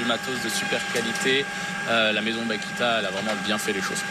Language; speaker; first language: French; native; French